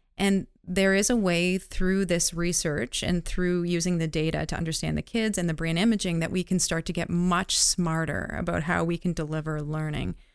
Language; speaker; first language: English; native; English